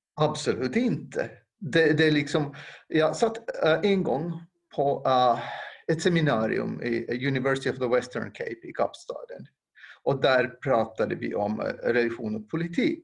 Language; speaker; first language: Swedish; non-native, local second language; Finnish